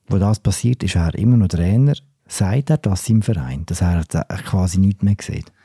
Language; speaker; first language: German; native; German